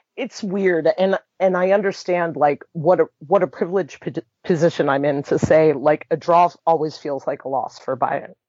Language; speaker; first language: English; early bilingual, other home language; German